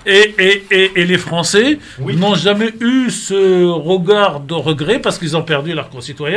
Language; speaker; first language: French; native; French